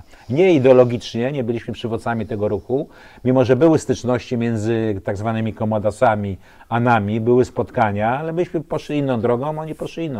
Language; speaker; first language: Polish; native; Polish